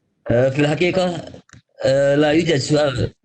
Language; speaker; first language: Arabic; non-native, learner; Indonesian